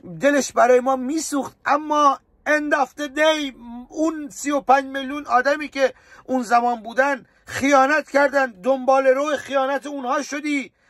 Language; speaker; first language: Persian; native; Persian